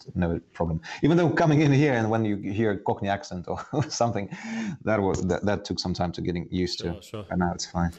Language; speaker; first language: English; non-native, fluent; Estonian